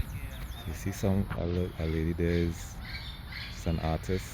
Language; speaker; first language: English; native; English